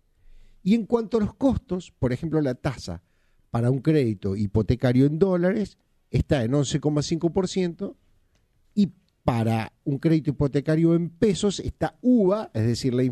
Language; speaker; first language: Spanish; native; Spanish